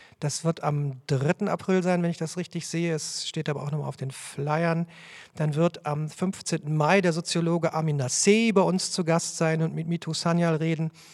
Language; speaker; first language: German; native; German